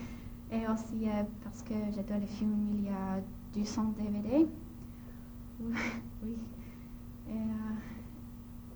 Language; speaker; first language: French; non-native, learner; English